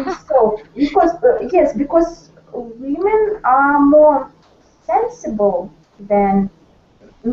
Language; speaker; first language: English; non-native, learner; Russian